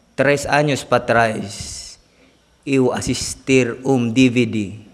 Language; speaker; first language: Portuguese; non-native, learner; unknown